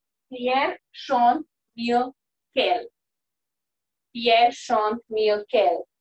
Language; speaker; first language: French; non-native, fluent; Hindi